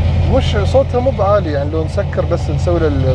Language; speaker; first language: Arabic; native; Arabic